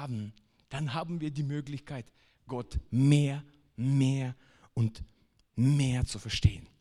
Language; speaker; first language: German; non-native, fluent; Russian